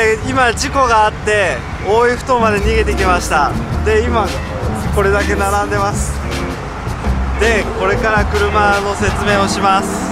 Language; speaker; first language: Japanese; native; Japanese